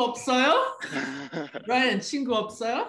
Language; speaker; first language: Korean; non-native, learner; English